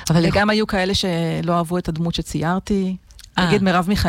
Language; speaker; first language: Hebrew; native; Hebrew